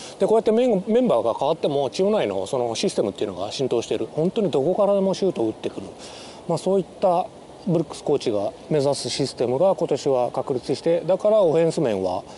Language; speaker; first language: Japanese; native; Japanese